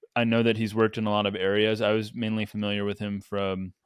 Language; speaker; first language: English; native; English